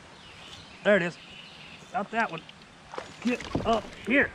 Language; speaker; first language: English; native; English